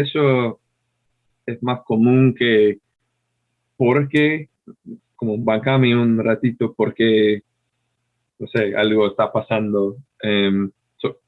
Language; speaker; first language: Spanish; non-native, fluent; English